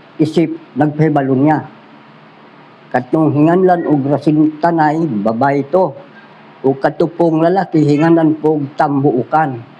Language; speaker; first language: Cebuano; non-native, local second language; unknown